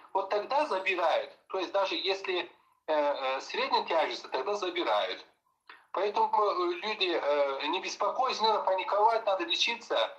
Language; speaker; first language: Russian; non-native, local second language; Azerbaijani